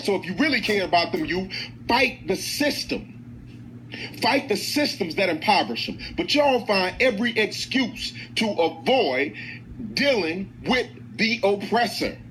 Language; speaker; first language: English; native; English